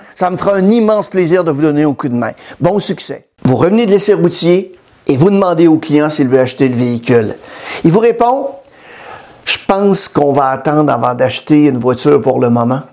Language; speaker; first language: French; native; French